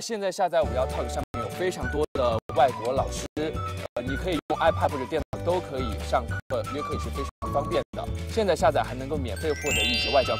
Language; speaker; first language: Chinese; native; Chinese